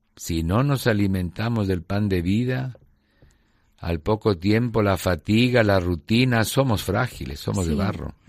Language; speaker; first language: Spanish; native; Spanish